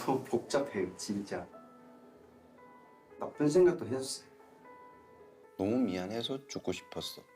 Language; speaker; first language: Korean; non-native, fluent; Cantonese